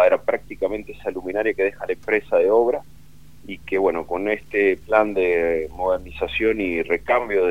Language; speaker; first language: Spanish; native; Spanish